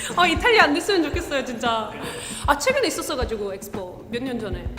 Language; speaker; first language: Korean; non-native, fluent; Ukrainian